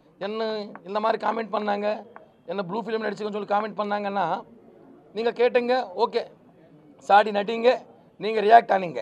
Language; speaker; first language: Tamil; non-native, local second language; Telugu